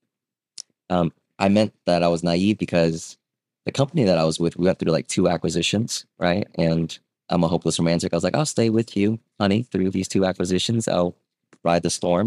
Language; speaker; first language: English; early bilingual, other home language; Vietnamese